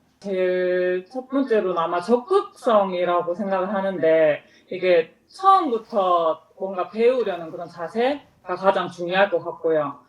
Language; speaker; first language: Korean; native; Korean